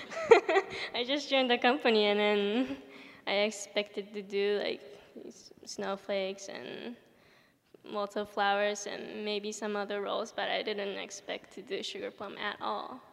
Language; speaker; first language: English; early bilingual, other home language; Japanese